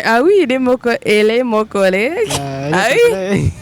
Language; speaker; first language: French; non-native, local second language; Rundi